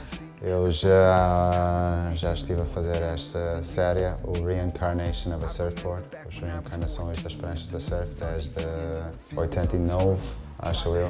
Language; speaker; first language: Portuguese; non-native, fluent; English